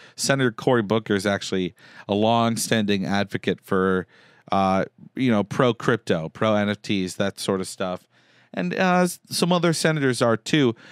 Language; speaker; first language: English; native; English